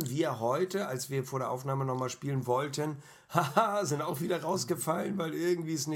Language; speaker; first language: German; native; German